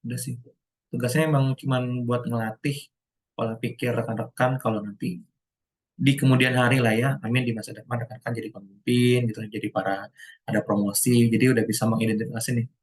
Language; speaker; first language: Indonesian; native; Indonesian